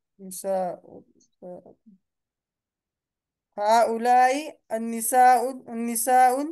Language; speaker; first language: Arabic; non-native, learner; Urdu